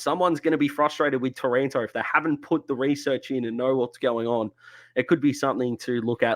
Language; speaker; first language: English; native; English